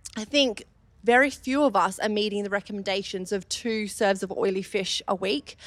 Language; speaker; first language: English; native; English